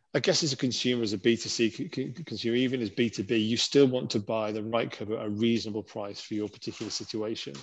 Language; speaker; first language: English; native; English